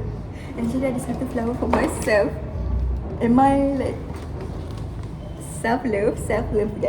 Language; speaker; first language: English; non-native, local second language; Malay